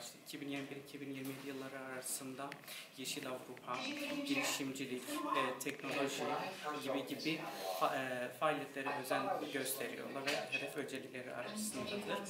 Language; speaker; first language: Turkish; native; Turkish